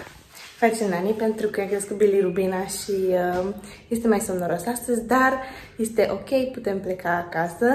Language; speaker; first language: Romanian; native; Romanian